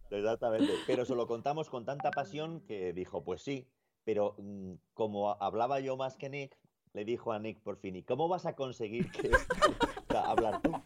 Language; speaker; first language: Spanish; native; Spanish